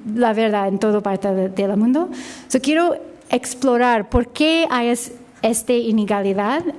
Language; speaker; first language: Spanish; non-native, learner; English